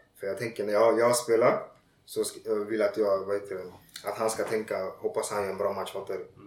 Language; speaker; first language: Swedish; early bilingual, other home language; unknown